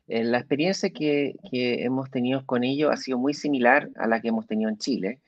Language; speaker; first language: Spanish; native; Spanish